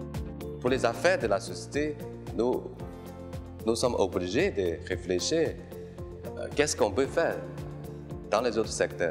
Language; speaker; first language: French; non-native, fluent; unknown